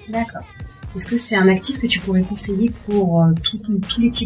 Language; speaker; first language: French; native; French